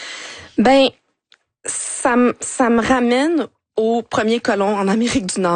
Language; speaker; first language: French; native; French